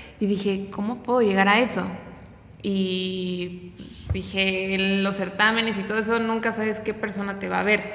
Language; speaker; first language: Spanish; native; Spanish